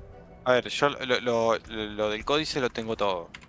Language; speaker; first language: Spanish; native; Spanish